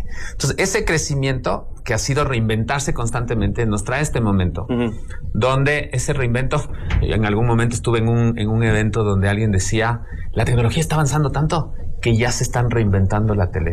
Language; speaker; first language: Spanish; native; Spanish